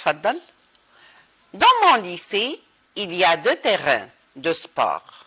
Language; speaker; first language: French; non-native, fluent; Arabic